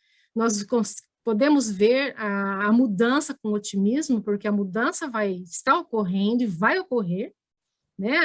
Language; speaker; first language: Portuguese; native; Portuguese